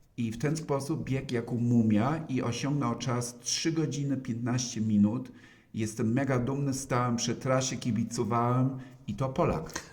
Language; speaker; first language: Polish; non-native, fluent; German